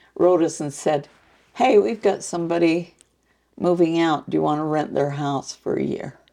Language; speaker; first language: English; native; English